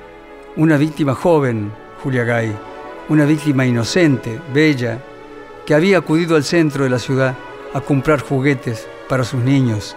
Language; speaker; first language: Spanish; native; Spanish